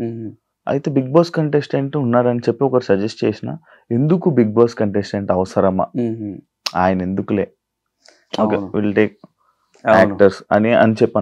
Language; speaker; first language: Telugu; native; Telugu